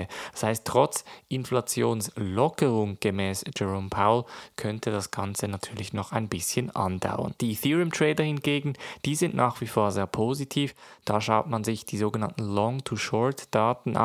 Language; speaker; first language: German; native; German